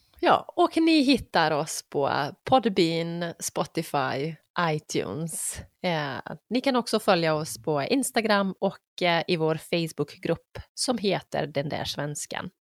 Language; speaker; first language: Swedish; non-native, fluent; Bosnian